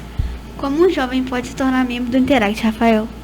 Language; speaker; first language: Portuguese; native; Portuguese